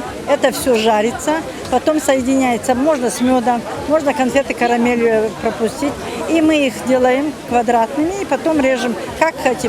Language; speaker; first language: Russian; non-native, local second language; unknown